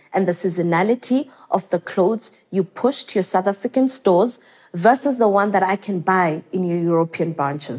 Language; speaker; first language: English; non-native, local second language; Xhosa